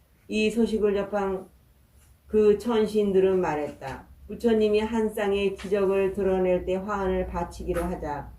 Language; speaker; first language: Korean; native; Korean